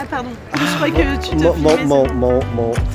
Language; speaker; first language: French; native; French